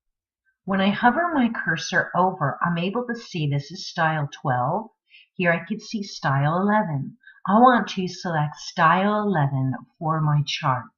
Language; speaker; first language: English; native; English